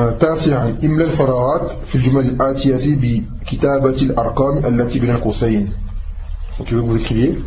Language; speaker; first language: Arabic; non-native, fluent; French